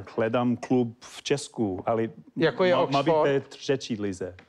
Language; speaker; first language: Czech; non-native, learner; English